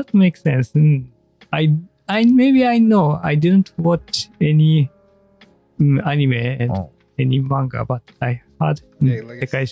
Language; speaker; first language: English; non-native, learner; Japanese